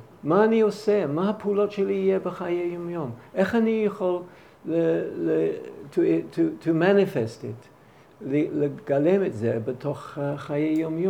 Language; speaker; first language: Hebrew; non-native, fluent; English